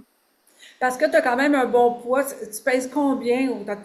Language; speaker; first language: French; native; French